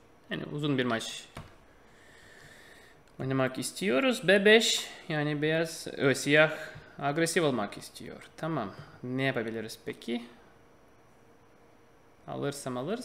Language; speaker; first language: Turkish; non-native, fluent; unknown